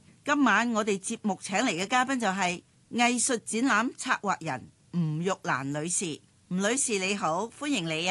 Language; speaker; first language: Chinese; non-native, local second language; Cantonese